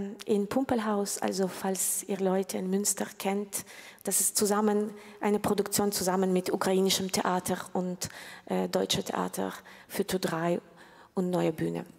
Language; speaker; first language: German; non-native, fluent; Ukrainian